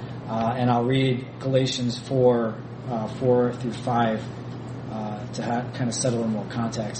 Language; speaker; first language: English; native; English